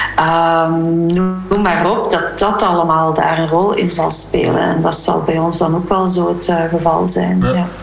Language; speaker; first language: Dutch; native; Dutch